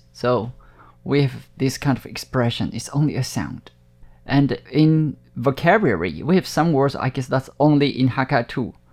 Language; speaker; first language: English; non-native, fluent; Hakka Chinese